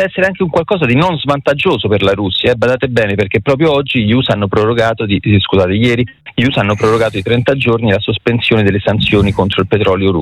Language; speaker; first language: Italian; native; Italian